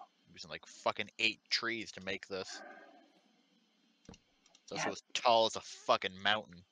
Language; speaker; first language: English; native; English